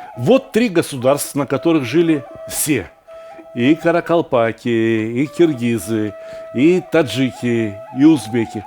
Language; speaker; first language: Russian; native; Russian